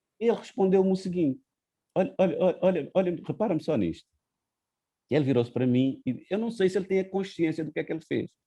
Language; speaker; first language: Portuguese; non-native, local second language; Kabuverdianu